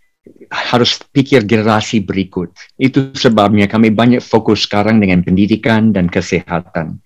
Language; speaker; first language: Indonesian; non-native, fluent; English